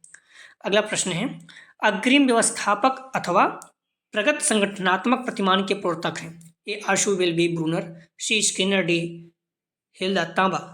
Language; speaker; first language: Hindi; native; Hindi